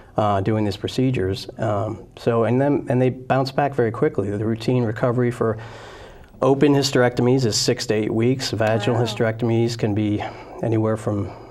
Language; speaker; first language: English; native; English